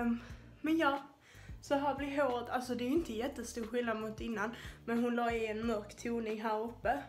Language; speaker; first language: Swedish; native; Swedish